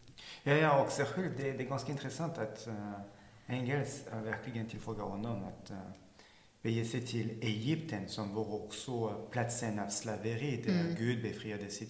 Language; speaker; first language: Swedish; non-native, fluent; French